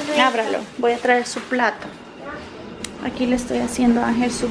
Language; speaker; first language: Spanish; native; Spanish